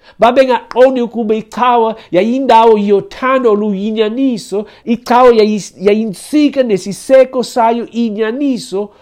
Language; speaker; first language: Xhosa; non-native, fluent; English